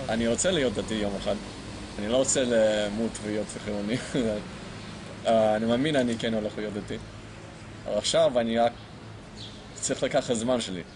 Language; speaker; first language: Hebrew; non-native, learner; English